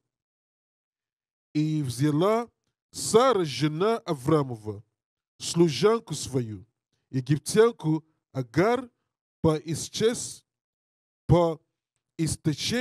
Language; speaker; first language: Russian; non-native, learner; English